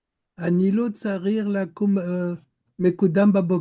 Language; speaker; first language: Hebrew; non-native, learner; French